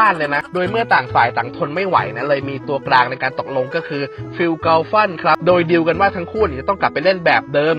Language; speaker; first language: Thai; native; Thai